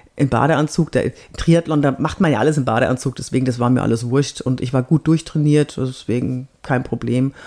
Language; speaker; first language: German; native; German